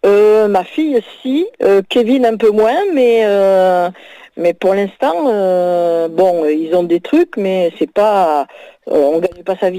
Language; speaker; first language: French; native; French